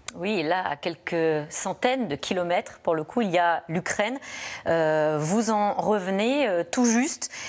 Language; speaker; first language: French; native; French